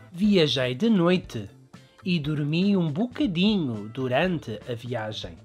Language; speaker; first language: Portuguese; early bilingual, other home language; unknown